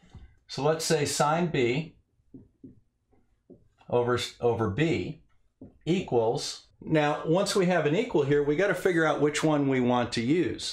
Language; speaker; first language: English; native; English